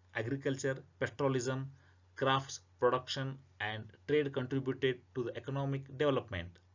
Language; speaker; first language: English; non-native, local second language; Kannada